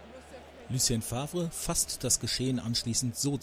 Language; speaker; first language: German; native; German